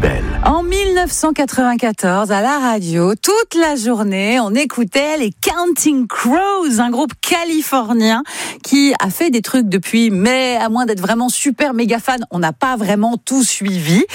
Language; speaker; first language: French; native; French